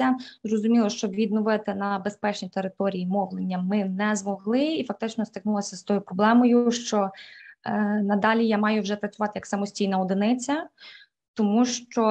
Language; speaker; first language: Ukrainian; native; Ukrainian